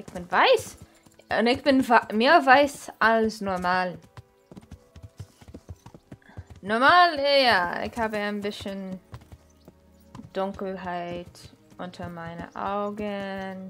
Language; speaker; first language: German; non-native, learner; Dutch